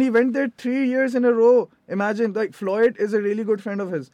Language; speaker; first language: English; non-native, local second language; Hindi